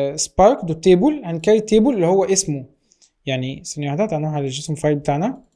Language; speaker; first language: Arabic; native; Arabic